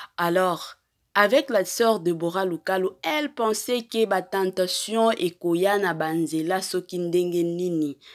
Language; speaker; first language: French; non-native, local second language; Lingala